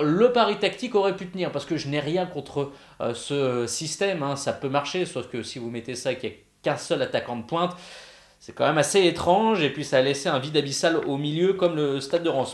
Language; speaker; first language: French; native; French